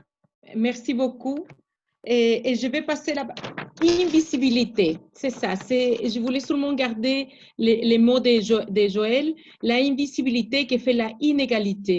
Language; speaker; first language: French; non-native, fluent; Spanish